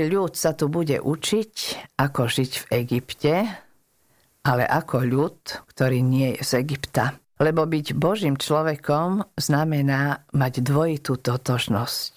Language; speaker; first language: Slovak; native; Slovak